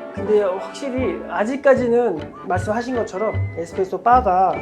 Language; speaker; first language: Korean; native; Korean